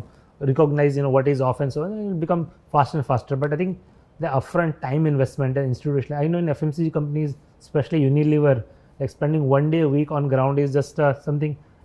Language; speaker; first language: English; non-native, local second language; Hindi